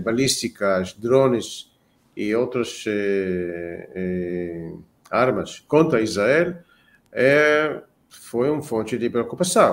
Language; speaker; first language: Portuguese; non-native, fluent; Hebrew